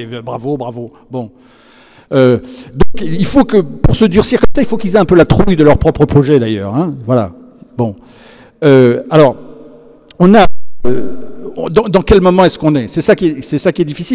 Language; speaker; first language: French; native; French